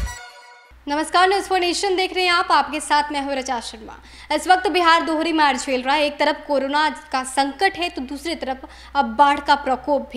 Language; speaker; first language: Hindi; native; Hindi